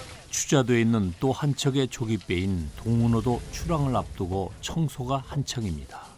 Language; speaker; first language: Korean; native; Korean